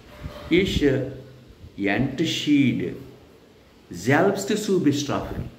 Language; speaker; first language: German; non-native, learner; Telugu